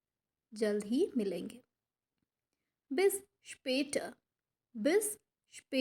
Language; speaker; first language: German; non-native, fluent; Hindi